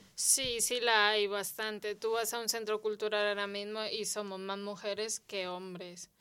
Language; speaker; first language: Spanish; native; Spanish